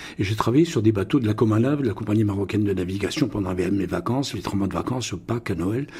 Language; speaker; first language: French; non-native, local second language; Russian